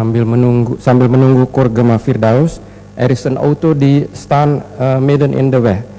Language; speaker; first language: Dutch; non-native, learner; Indonesian